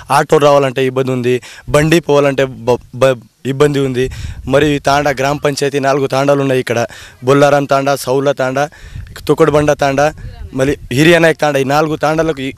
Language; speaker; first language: Telugu; non-native, local second language; Lambadi